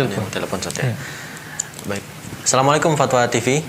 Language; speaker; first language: Indonesian; native; Indonesian